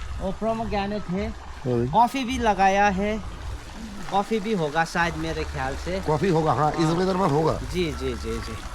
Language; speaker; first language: Hindi; non-native, local second language; Nepali